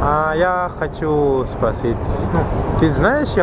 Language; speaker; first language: Russian; non-native, learner; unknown